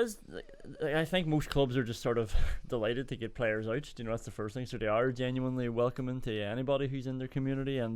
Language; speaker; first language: English; native; English